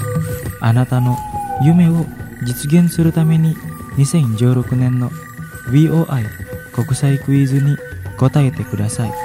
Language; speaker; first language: Japanese; non-native, fluent; Indonesian